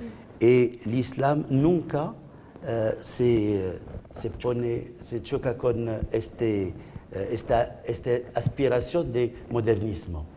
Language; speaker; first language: Spanish; non-native, fluent; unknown